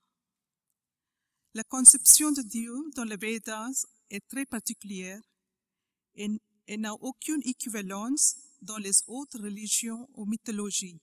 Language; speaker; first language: French; non-native, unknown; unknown